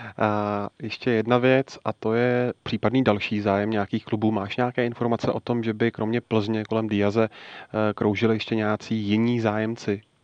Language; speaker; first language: Czech; native; Czech